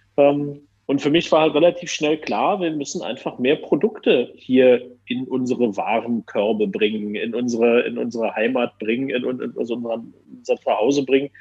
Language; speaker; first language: German; native; German